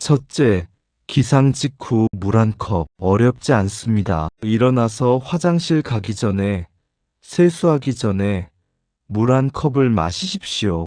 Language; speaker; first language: Korean; native; Korean